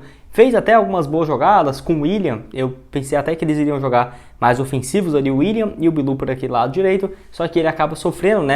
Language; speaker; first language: Portuguese; native; Portuguese